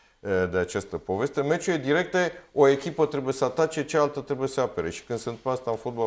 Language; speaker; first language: Romanian; native; Romanian